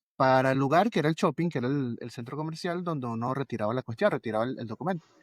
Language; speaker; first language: Spanish; native; Spanish